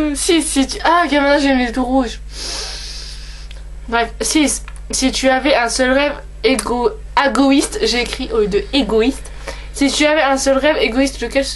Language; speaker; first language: French; native; French